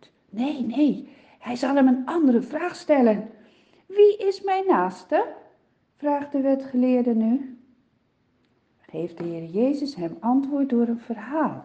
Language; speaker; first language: Dutch; native; Dutch